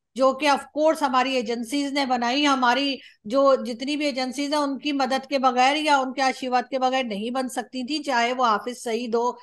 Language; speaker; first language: Urdu; native; Urdu